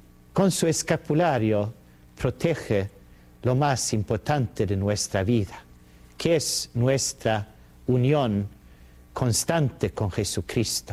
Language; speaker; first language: Spanish; non-native, fluent; Swedish